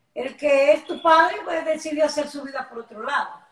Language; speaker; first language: Spanish; native; Spanish